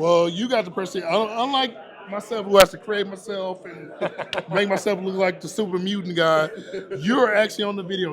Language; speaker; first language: English; native; English